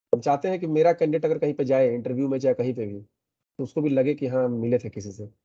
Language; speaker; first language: Hindi; native; Hindi